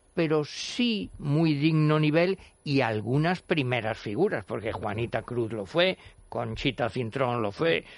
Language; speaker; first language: Spanish; native; Spanish